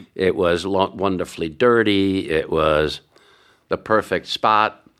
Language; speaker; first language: English; early bilingual, other home language; Hungarian